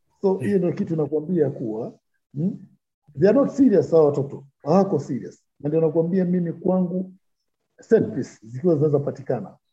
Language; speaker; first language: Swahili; non-native, local second language; Luyia